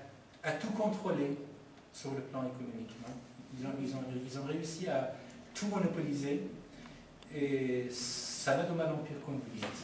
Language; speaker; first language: French; non-native, fluent; Persian